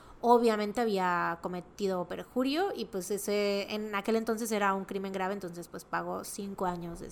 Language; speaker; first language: Spanish; native; Spanish